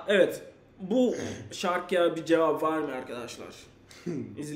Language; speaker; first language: Turkish; non-native, learner; English